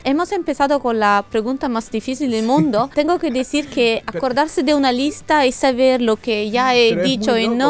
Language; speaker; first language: Spanish; non-native, fluent; Italian